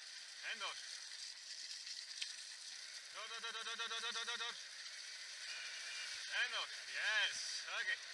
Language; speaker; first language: Dutch; native; Dutch